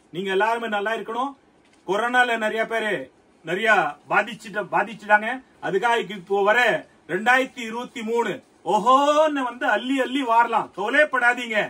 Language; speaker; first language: Tamil; non-native, local second language; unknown